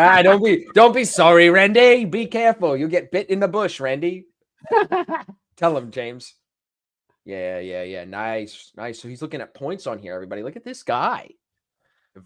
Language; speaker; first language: English; native; English